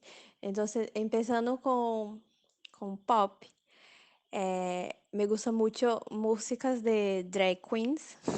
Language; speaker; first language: Spanish; non-native, learner; Portuguese